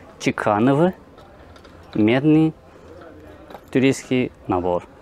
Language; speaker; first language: Russian; non-native, learner; Turkish